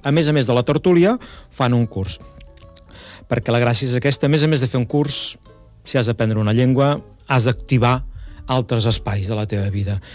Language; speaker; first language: Catalan; native; Catalan